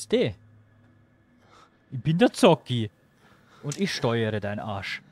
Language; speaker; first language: German; native; German